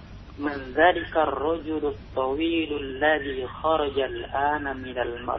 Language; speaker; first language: Arabic; non-native, learner; Indonesian